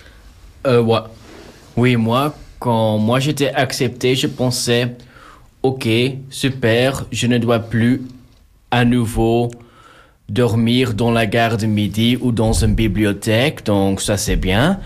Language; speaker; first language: French; non-native, local second language; Dutch